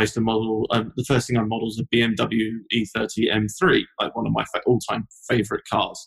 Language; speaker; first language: English; native; English